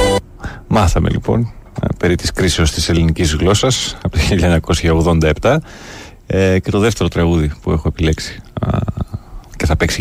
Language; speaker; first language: Greek; native; Greek